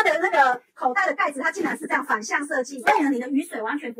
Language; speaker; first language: Chinese; native; Chinese